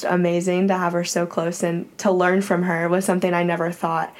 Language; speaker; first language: English; native; English